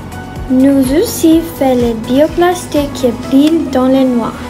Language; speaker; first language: French; non-native, learner; English